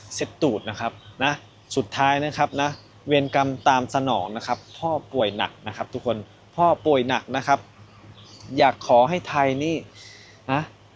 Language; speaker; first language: Thai; native; Thai